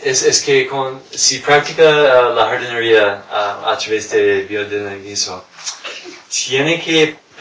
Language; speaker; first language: Spanish; non-native, fluent; English